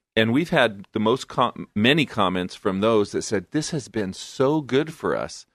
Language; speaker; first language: English; native; English